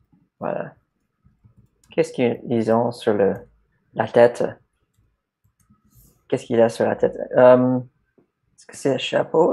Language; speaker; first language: French; non-native, learner; English